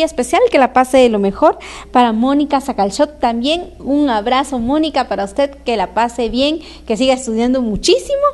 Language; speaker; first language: Spanish; native; Spanish